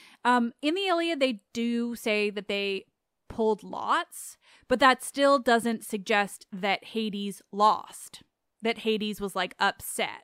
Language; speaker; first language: English; native; English